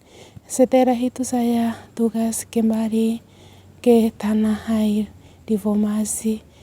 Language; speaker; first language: Indonesian; non-native, learner; Swahili